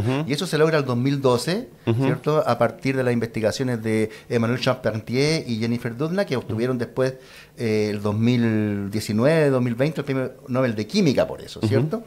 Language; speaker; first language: Spanish; native; Spanish